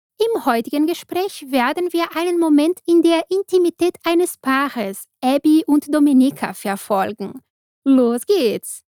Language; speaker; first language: German; non-native, fluent; Portuguese